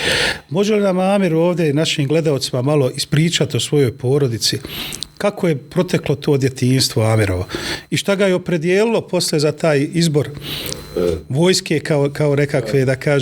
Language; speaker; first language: Bosnian; native; Bosnian